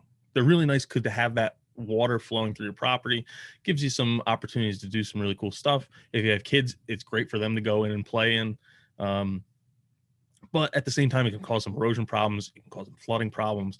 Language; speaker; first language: English; native; English